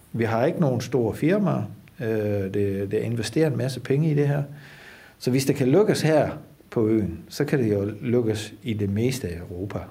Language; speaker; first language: Danish; non-native, fluent; Dutch